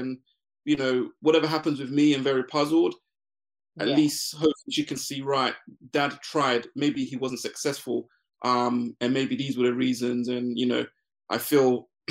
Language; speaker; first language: English; native; English